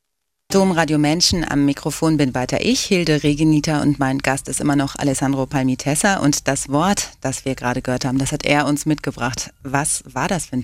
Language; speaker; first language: German; native; German